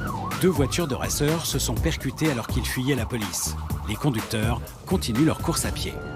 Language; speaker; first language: French; native; French